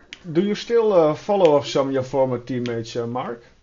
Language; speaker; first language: English; non-native, fluent; Dutch